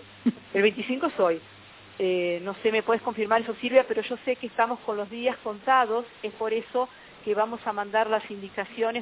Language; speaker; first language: Spanish; native; Spanish